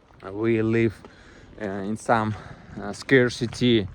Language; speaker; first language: English; non-native, learner; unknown